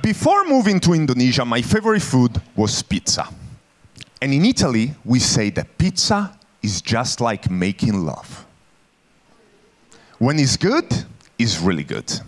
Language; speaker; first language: English; non-native, fluent; Italian